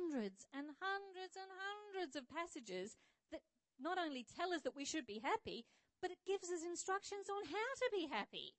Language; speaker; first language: English; native; English